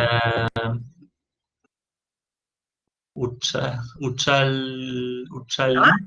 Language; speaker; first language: Italian; non-native, learner; Polish